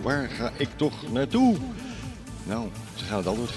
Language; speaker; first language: Dutch; native; Dutch